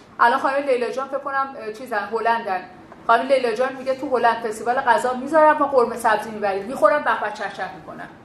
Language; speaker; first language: Persian; non-native, local second language; Southern Kurdish